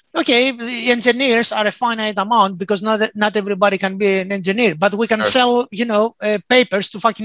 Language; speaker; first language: English; non-native, fluent; Greek